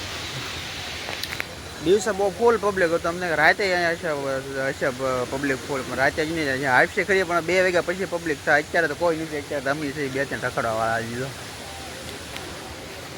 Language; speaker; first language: Gujarati; native; Gujarati